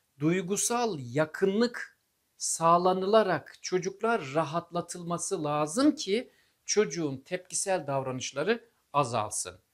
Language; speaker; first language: Turkish; native; Turkish